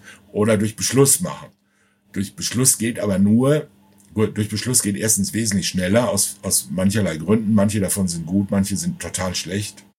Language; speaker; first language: German; native; German